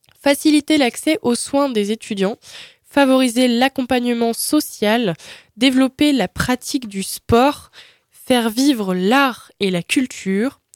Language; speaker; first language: French; native; French